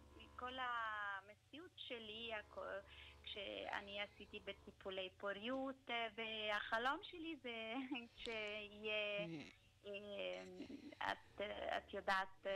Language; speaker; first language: Hebrew; non-native, learner; Italian